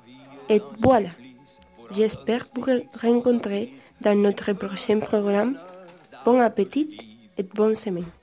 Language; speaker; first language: French; non-native, learner; Spanish